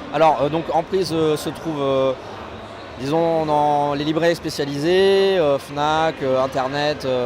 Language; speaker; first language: French; native; French